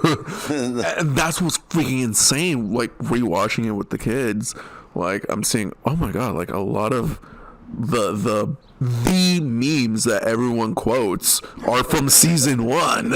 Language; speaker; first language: English; native; English